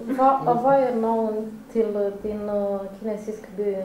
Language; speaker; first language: Danish; non-native, learner; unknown